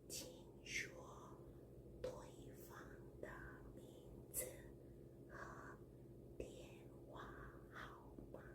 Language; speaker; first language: Chinese; non-native, fluent; Korean